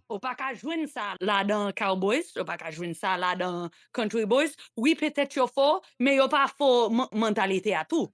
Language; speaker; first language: Haitian Creole; early bilingual, heritage; Haitian Creole